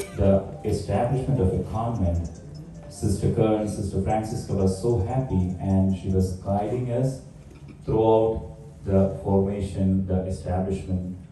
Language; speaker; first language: English; non-native, local second language; Malayalam